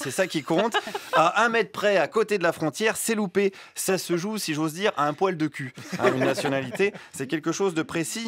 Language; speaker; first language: French; native; French